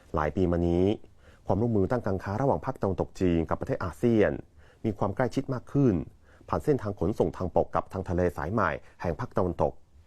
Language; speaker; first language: Thai; non-native, fluent; Chinese